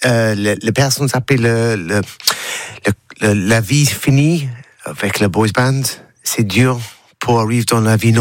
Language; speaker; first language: French; non-native, learner; English